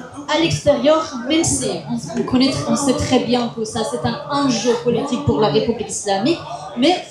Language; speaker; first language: French; non-native, fluent; Kurdish